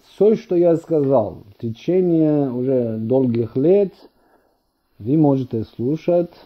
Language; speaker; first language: Russian; non-native, fluent; Persian